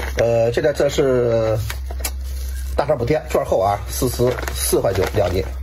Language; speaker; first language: Chinese; native; Chinese